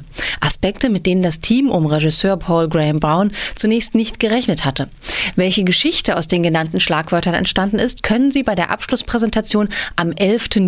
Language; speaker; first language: German; native; German